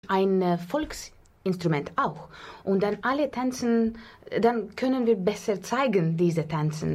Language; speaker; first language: German; non-native, learner; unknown